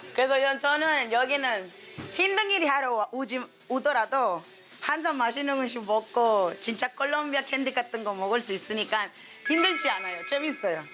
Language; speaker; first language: Korean; non-native, fluent; Spanish